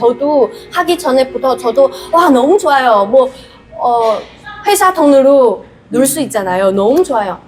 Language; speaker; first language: Korean; non-native, fluent; Chinese